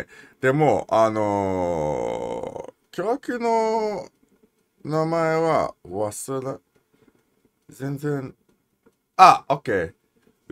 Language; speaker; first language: Japanese; non-native, learner; English